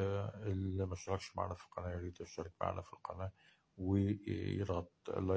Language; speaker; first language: Arabic; native; Arabic